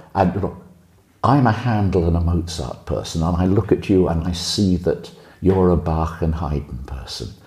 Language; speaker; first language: English; native; English